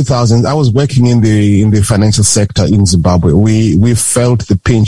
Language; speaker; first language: English; non-native, local second language; Shona